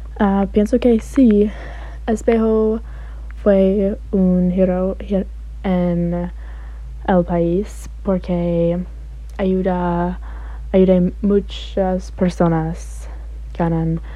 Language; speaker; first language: Spanish; non-native, learner; English